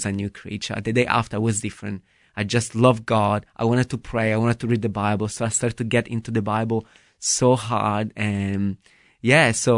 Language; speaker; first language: English; non-native, fluent; Italian